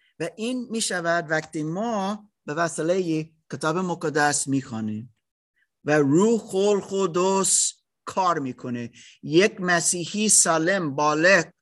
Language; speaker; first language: Persian; non-native, learner; English